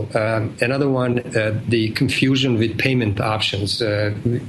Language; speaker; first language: English; non-native, fluent; Bosnian